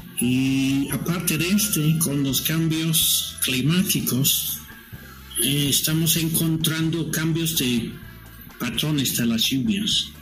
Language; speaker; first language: Spanish; non-native, fluent; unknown